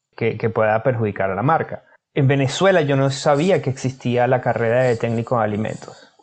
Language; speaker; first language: Spanish; native; Spanish